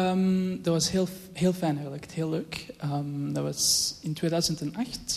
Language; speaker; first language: Dutch; early bilingual, other home language; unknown